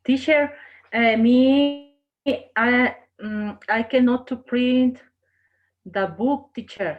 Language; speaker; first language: English; non-native, learner; Spanish